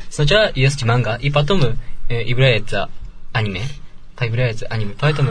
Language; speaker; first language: Russian; non-native, learner; Japanese